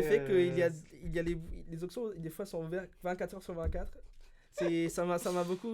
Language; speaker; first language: French; early bilingual, other home language; Spanish